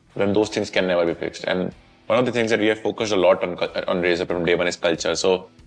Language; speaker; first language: English; non-native, local second language; Hindi